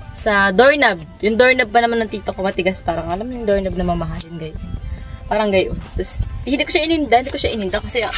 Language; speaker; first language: Filipino; non-native, local second language; Bikol